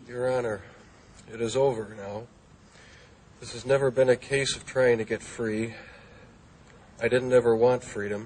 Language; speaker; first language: English; native; English